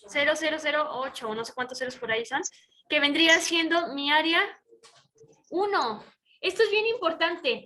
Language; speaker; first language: Spanish; native; Spanish